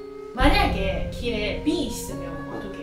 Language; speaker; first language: Korean; non-native, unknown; Japanese